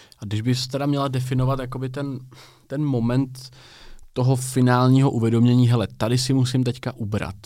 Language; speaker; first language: Czech; native; Czech